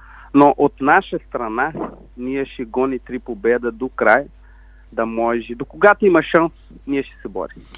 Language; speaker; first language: Bulgarian; non-native, learner; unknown